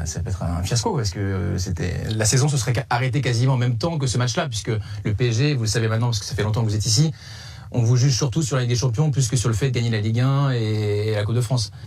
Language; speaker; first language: French; native; French